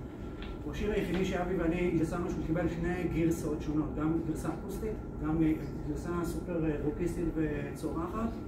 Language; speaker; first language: Hebrew; native; Hebrew